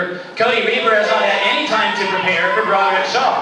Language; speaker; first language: English; native; English